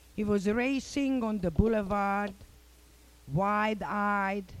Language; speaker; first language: English; non-native, fluent; Hungarian